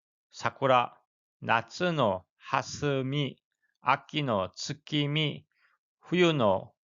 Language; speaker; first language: Japanese; non-native, fluent; Korean